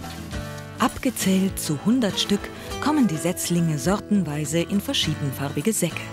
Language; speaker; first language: German; native; German